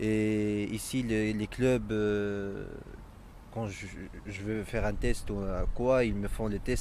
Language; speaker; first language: French; non-native, local second language; Arabic